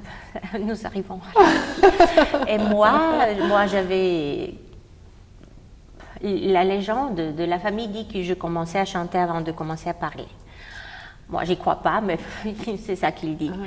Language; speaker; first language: French; non-native, fluent; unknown